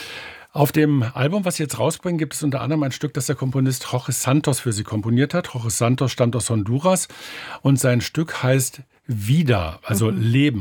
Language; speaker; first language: German; native; German